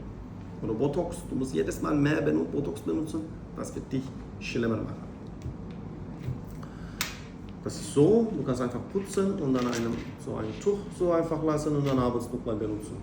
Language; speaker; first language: German; non-native, learner; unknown